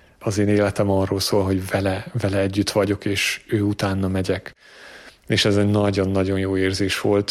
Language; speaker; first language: Hungarian; native; Hungarian